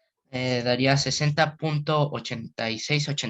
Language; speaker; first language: Spanish; native; Spanish